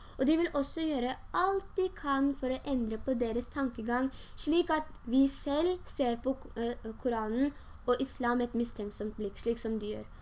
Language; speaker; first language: Norwegian; early bilingual, other home language; Urdu